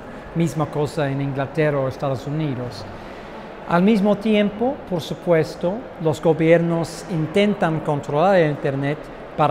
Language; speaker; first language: Spanish; non-native, fluent; English